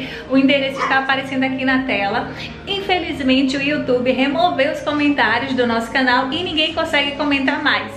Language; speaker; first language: Portuguese; native; Portuguese